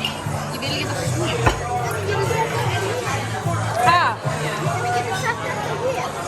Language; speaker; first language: Icelandic; non-native, learner; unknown